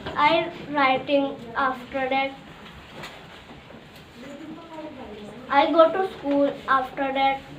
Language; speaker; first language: English; non-native, learner; Hindi